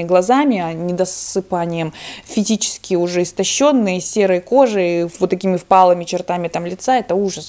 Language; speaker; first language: Russian; native; Russian